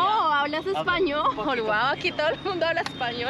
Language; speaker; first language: Spanish; native; Spanish